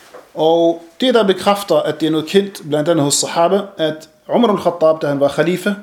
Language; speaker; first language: Danish; non-native, fluent; Arabic